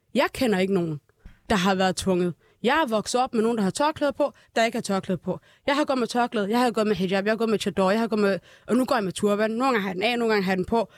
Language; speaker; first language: Danish; early bilingual, other home language; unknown